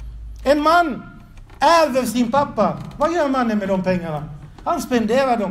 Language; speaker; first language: Swedish; non-native, fluent; Arabic